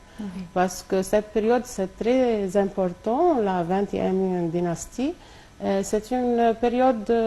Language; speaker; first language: French; non-native, local second language; Arabic